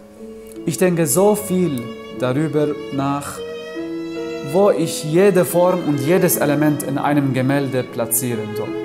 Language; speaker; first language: German; non-native, fluent; Arabic